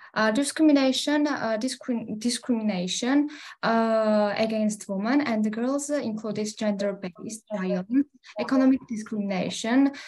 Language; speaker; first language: English; non-native, learner; Georgian